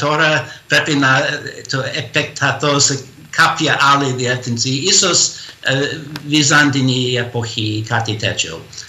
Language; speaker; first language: Greek; non-native, fluent; English